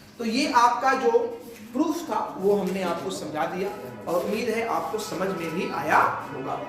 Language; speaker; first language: Hindi; native; Hindi